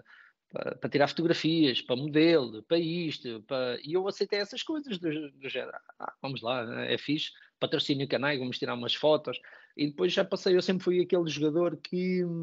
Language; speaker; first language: Portuguese; native; Portuguese